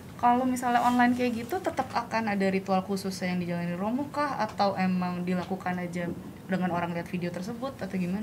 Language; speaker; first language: Indonesian; native; Indonesian